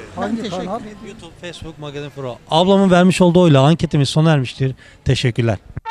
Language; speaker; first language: Turkish; native; Turkish